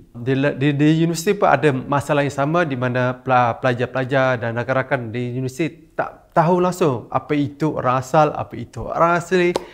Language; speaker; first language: Malay; non-native, local second language; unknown